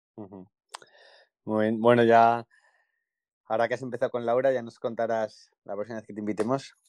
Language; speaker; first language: Spanish; native; Spanish